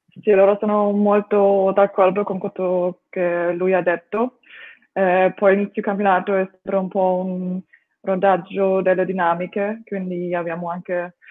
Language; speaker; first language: Italian; non-native, fluent; German